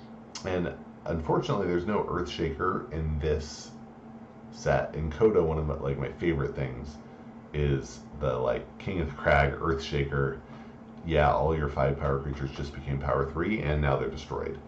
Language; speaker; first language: English; native; English